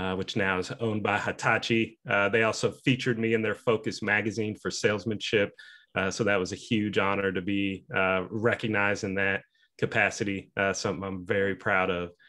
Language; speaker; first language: English; native; English